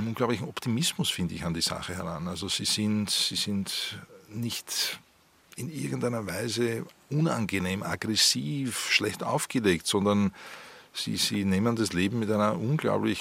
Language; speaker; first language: German; native; German